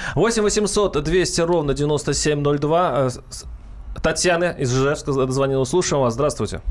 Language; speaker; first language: Russian; native; Russian